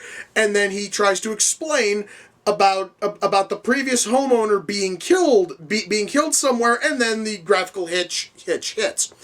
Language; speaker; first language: English; native; English